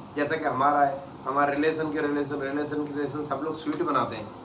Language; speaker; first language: Hindi; non-native, local second language; Kannada